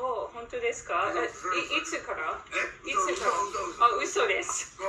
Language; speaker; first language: Japanese; non-native, learner; English